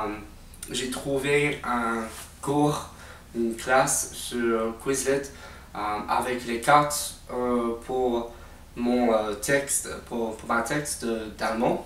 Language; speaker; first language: French; non-native, fluent; English